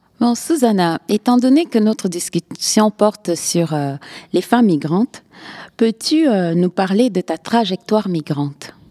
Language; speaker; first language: French; native; French